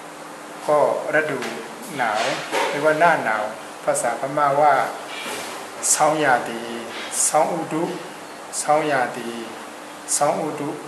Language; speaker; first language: Thai; non-native, fluent; Burmese